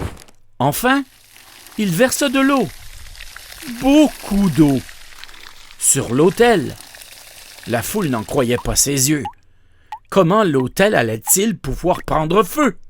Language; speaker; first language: French; native; French